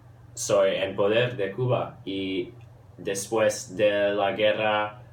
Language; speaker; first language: Spanish; early bilingual, heritage; English